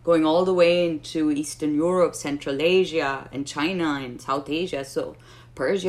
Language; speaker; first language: English; non-native, local second language; Urdu